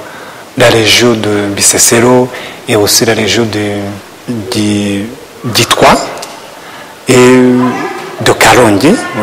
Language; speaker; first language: French; non-native, learner; Kinyarwanda